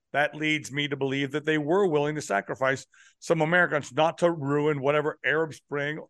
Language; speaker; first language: English; native; English